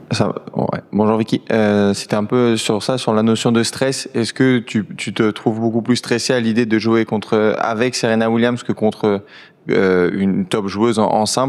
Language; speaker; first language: French; native; French